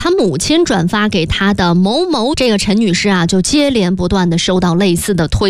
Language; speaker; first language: Chinese; native; Chinese